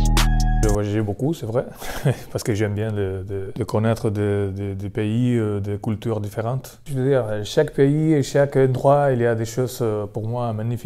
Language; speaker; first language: French; non-native, fluent; Spanish